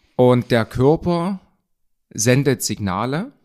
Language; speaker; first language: German; native; German